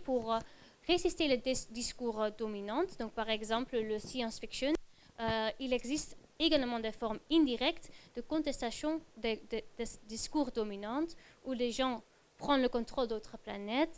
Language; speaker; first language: French; non-native, fluent; Dutch